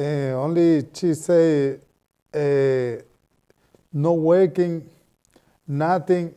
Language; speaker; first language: English; non-native, learner; Spanish